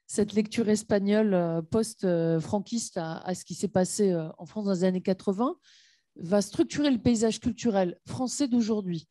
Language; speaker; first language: French; native; French